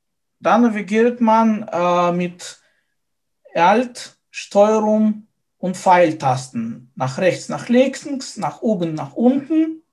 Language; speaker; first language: German; non-native, fluent; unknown